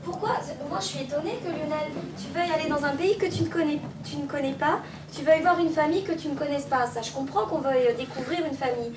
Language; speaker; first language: French; native; French